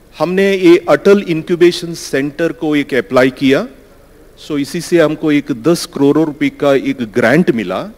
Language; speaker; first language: Hindi; non-native, learner; Kannada